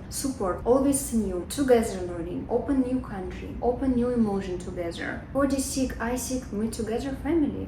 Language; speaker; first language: English; non-native, learner; Russian